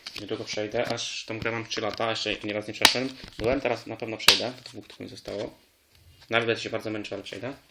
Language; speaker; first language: Polish; native; Polish